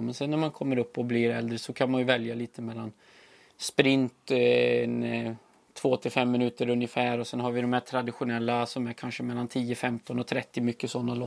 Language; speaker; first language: Swedish; native; Swedish